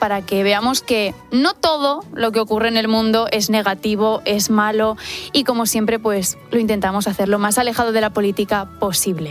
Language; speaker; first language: Spanish; native; Spanish